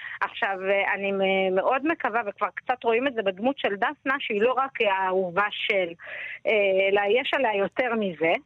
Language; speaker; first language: Hebrew; native; Hebrew